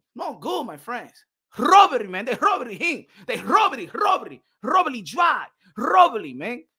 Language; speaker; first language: English; native; English